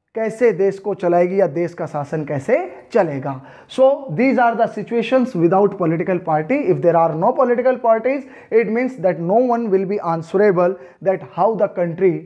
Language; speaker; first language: Hindi; native; Hindi